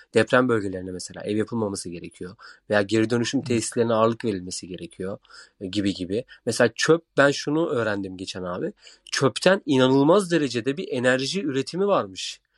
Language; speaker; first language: Turkish; native; Turkish